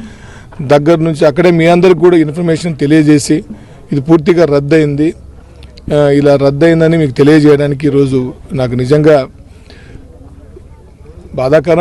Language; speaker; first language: Telugu; native; Telugu